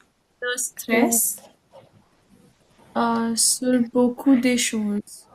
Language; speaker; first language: French; non-native, learner; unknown